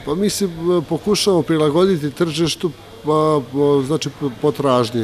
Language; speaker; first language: Croatian; native; Croatian